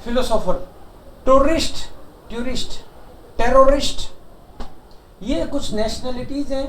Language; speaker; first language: Hindi; native; Hindi